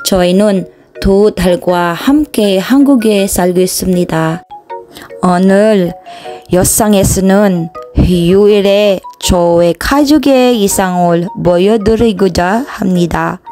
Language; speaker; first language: Korean; non-native, learner; Filipino